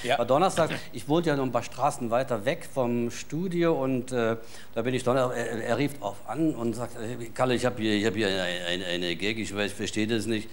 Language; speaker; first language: German; native; German